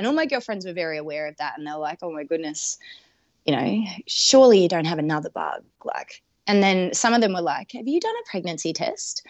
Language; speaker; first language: English; native; English